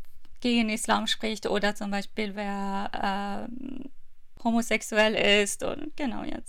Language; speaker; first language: German; non-native, fluent; Persian